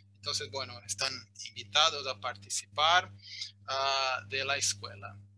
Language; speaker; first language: Spanish; non-native, fluent; Portuguese